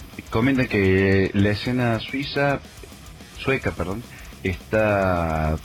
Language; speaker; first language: Spanish; native; Spanish